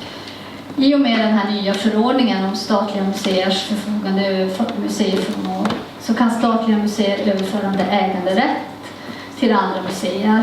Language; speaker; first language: Swedish; native; Swedish